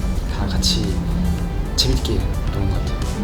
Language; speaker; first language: Korean; non-native, fluent; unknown